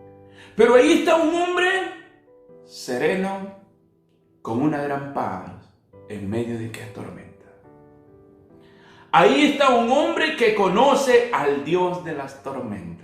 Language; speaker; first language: Spanish; native; Spanish